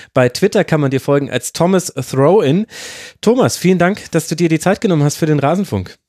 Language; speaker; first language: German; native; German